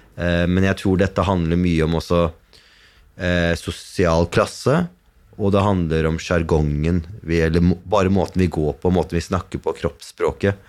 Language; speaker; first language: Norwegian; early bilingual, other home language; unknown